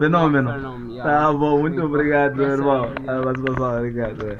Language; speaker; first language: Portuguese; non-native, local second language; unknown